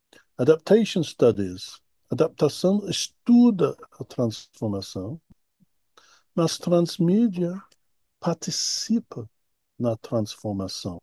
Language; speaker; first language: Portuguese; non-native, fluent; English